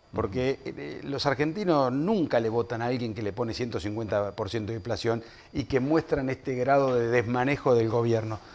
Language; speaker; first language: Spanish; native; Spanish